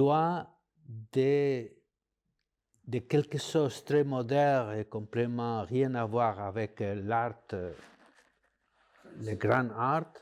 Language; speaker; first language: French; non-native, fluent; Spanish